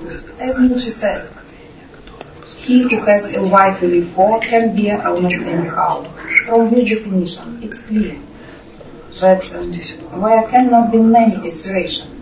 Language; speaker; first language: English; non-native, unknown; Russian